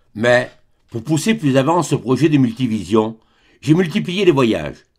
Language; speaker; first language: French; native; French